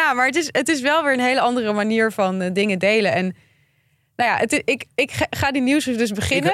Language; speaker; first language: Dutch; native; Dutch